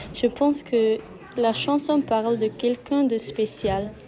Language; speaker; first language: French; non-native, learner; German